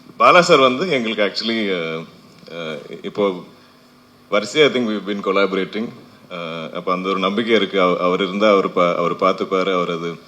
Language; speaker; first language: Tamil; non-native, fluent; Malayalam